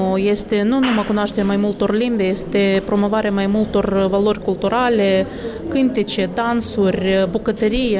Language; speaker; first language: Romanian; non-native, local second language; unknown